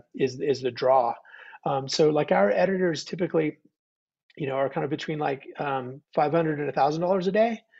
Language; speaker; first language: English; native; English